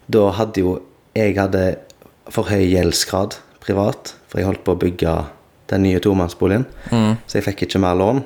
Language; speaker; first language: Norwegian; native; Norwegian